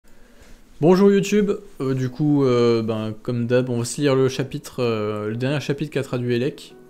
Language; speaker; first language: French; native; French